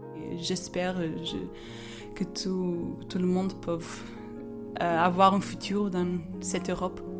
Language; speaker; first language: French; non-native, fluent; Portuguese